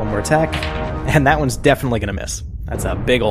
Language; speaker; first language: English; native; English